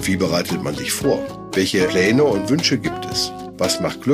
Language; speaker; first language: German; native; German